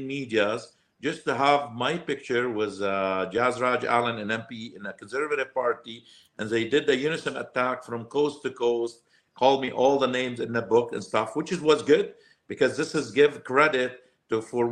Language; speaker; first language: English; non-native, fluent; Arabic